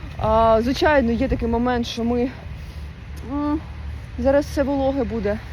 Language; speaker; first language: Ukrainian; non-native, local second language; Russian